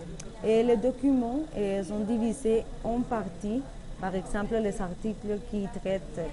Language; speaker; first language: French; non-native, learner; Spanish